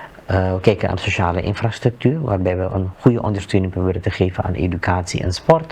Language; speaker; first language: Dutch; native; Dutch